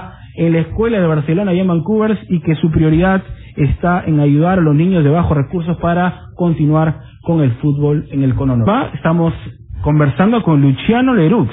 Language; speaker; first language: Spanish; native; Spanish